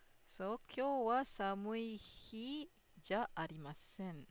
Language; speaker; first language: Japanese; non-native, fluent; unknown